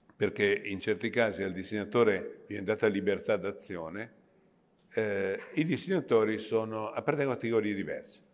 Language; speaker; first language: Italian; native; Italian